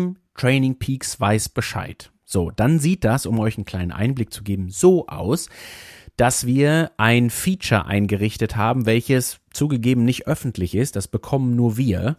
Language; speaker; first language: German; native; German